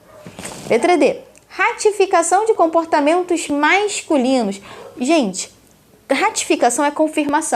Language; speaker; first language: Portuguese; native; Portuguese